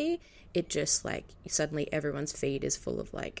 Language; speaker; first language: English; native; English